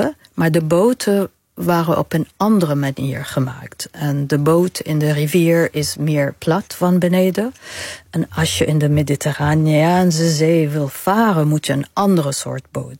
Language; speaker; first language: Dutch; non-native, fluent; Arabic